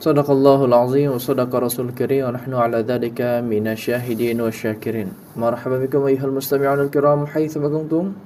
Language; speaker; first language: Arabic; non-native, learner; Indonesian